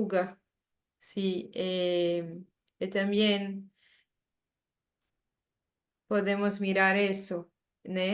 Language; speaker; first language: Spanish; non-native, learner; Portuguese